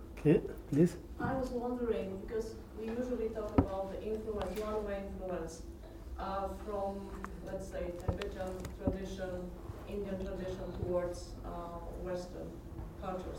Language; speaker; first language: English; non-native, fluent; Polish